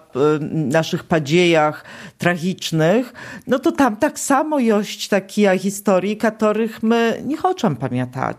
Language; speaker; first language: Polish; non-native, local second language; Belarusian